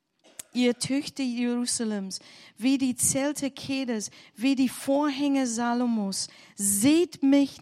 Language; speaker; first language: German; non-native, learner; English